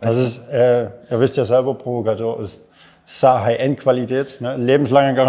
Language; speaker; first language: German; native; German